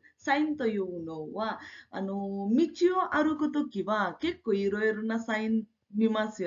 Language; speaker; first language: Japanese; non-native, fluent; Marathi